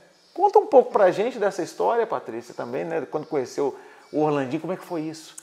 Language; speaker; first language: Portuguese; native; Portuguese